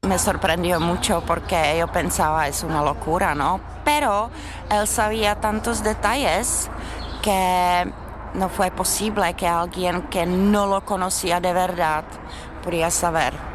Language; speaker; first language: Spanish; non-native, fluent; Czech